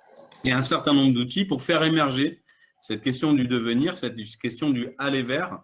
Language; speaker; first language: French; native; French